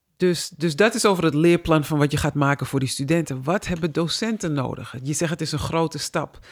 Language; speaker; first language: Dutch; native; Dutch